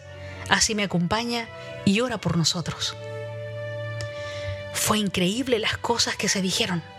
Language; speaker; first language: Spanish; native; Spanish